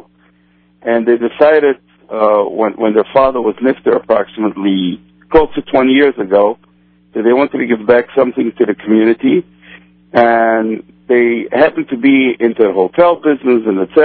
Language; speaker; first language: English; non-native, fluent; Portuguese